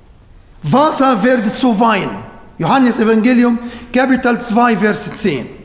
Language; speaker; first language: German; non-native, fluent; Arabic